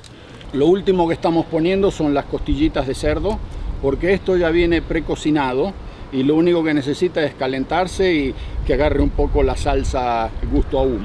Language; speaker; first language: Spanish; native; Spanish